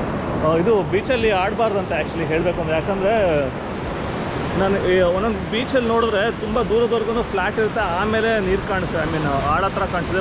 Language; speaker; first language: Kannada; native; Kannada